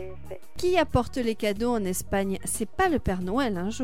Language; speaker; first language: French; native; French